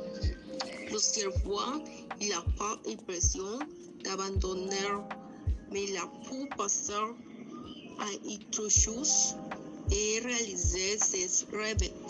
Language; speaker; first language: French; non-native, learner; Spanish